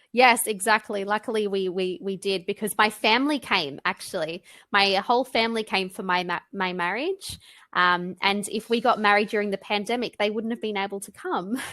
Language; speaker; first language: English; native; English